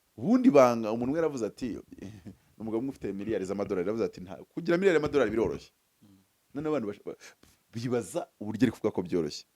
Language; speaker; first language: Kinyarwanda; early bilingual, heritage; Kinyarwanda